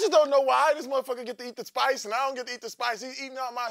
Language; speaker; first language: English; native; English